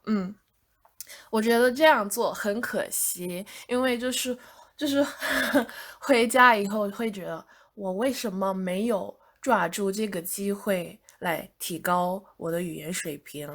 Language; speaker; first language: Chinese; non-native, fluent; English